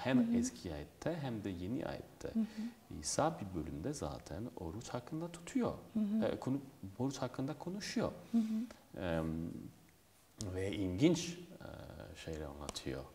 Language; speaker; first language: Turkish; non-native, fluent; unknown